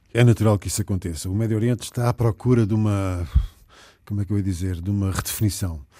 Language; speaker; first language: Portuguese; native; Portuguese